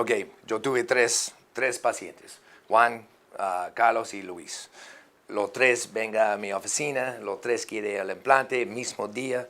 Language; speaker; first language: Spanish; non-native, learner; English